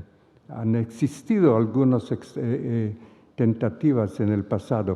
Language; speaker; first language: Spanish; non-native, fluent; Hebrew